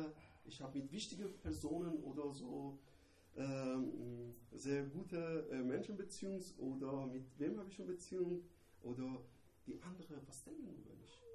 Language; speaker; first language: German; non-native, learner; Persian